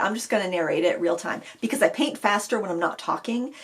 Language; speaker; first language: English; native; English